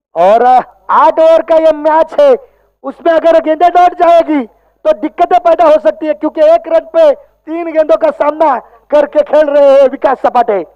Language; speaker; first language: Hindi; non-native, local second language; Marathi